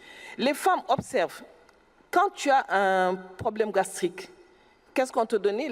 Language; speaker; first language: French; non-native, local second language; Wolof